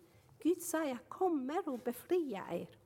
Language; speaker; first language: Swedish; non-native, fluent; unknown